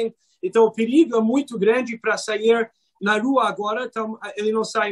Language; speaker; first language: Portuguese; non-native, fluent; Hebrew